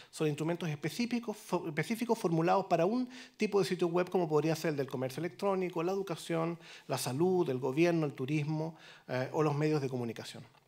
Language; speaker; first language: Spanish; native; Spanish